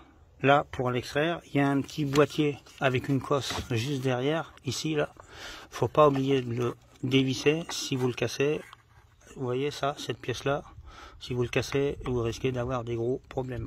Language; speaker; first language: French; native; French